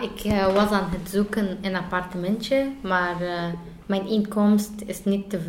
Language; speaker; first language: Dutch; non-native, learner; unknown